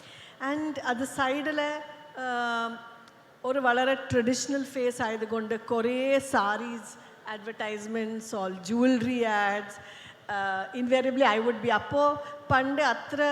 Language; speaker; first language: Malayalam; non-native, local second language; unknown